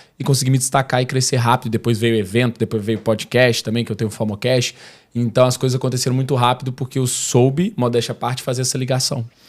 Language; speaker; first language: Portuguese; native; Portuguese